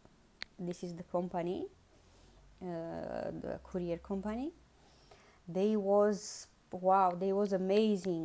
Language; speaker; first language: English; non-native, learner; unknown